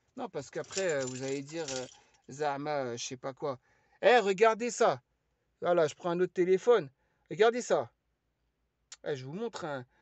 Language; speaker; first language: French; early bilingual, other home language; Lingala